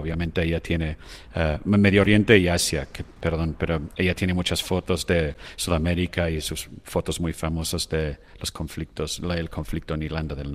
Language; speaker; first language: Spanish; non-native, fluent; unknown